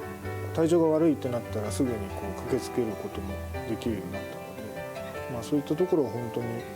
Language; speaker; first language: Japanese; native; Japanese